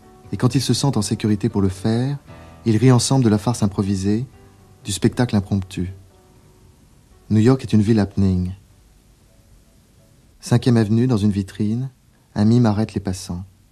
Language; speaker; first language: French; native; French